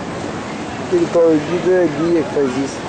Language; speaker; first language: Portuguese; native; Portuguese